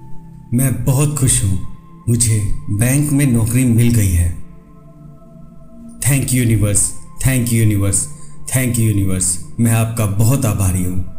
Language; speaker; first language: Hindi; native; Hindi